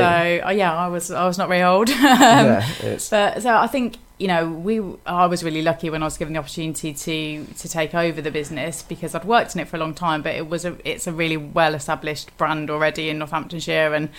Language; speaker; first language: English; native; English